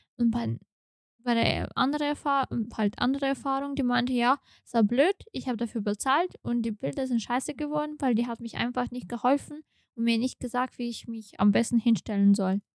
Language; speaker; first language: German; non-native, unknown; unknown